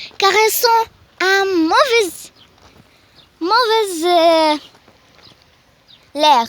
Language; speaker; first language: French; non-native, learner; Arabic